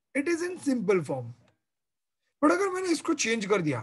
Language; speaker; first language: Hindi; non-native, local second language; Marathi